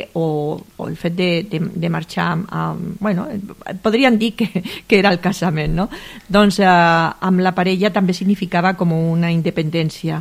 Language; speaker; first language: Catalan; native; Catalan